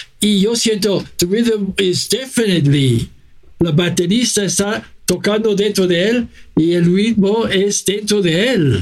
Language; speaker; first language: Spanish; non-native, fluent; English